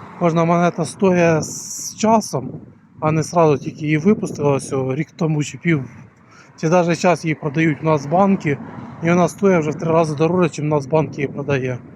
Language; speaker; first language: Ukrainian; non-native, local second language; Russian